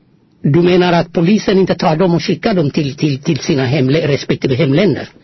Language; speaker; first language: Swedish; non-native, fluent; Amharic